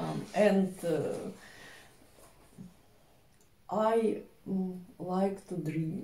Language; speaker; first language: English; non-native, learner; Russian